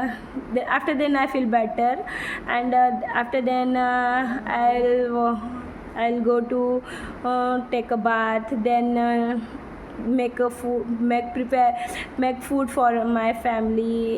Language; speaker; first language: English; non-native, learner; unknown